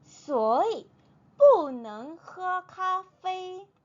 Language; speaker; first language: Chinese; non-native, fluent; Korean